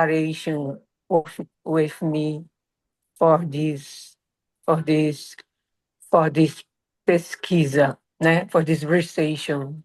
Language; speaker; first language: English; non-native, learner; Portuguese